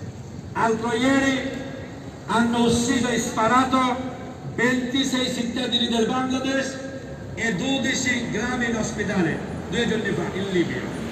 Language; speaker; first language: Italian; non-native, fluent; Bangla